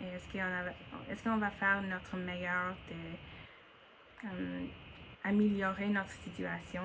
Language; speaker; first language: French; non-native, learner; English